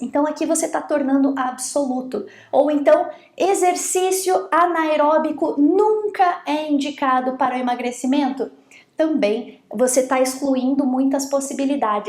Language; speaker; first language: Portuguese; native; Portuguese